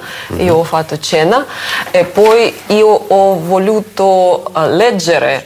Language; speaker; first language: Italian; non-native, learner; Russian